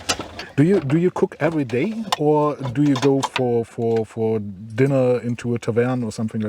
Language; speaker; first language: English; non-native, fluent; German